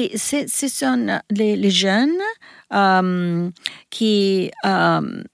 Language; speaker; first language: French; non-native, learner; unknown